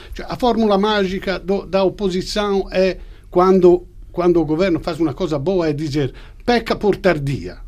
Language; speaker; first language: Portuguese; non-native, fluent; Italian